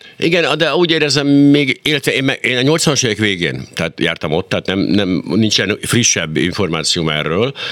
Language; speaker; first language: Hungarian; native; Hungarian